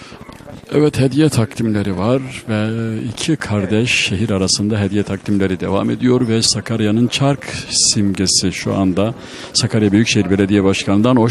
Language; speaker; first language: Turkish; native; Turkish